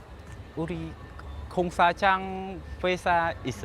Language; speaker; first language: Korean; non-native, learner; Khmer